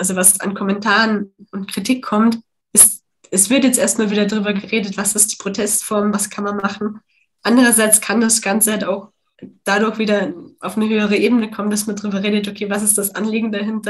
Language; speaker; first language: German; native; German